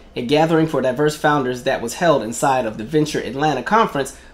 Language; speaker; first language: English; native; English